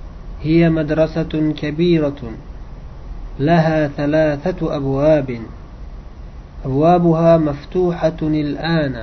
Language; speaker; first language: Arabic; non-native, fluent; Uzbek